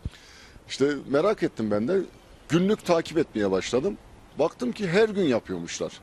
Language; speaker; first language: Turkish; native; Turkish